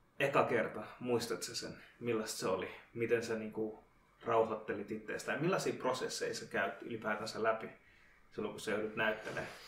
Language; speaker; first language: Finnish; native; Finnish